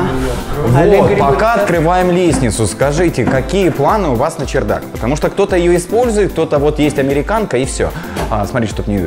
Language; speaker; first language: Russian; native; Russian